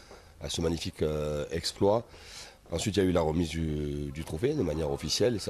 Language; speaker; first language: French; native; French